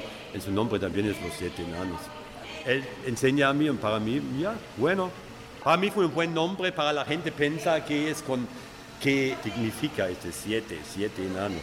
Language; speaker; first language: Spanish; non-native, fluent; German